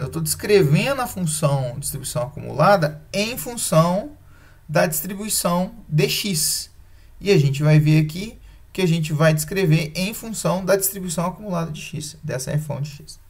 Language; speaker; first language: Portuguese; native; Portuguese